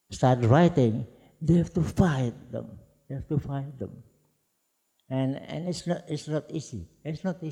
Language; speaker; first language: English; non-native, fluent; Javanese